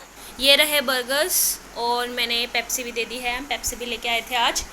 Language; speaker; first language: Hindi; native; Hindi